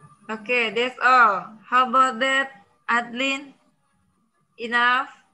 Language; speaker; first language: English; non-native, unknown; Indonesian